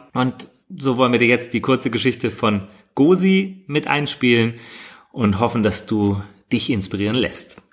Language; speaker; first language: German; native; German